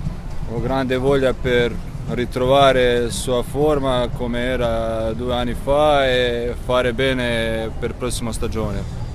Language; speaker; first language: Italian; non-native, fluent; Croatian